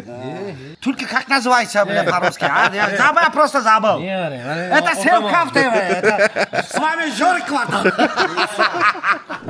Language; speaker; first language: Russian; non-native, learner; Uzbek